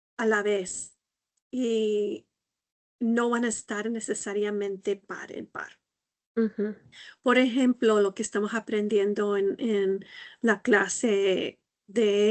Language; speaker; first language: Spanish; non-native, fluent; English